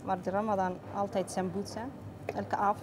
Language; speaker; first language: Dutch; non-native, learner; Somali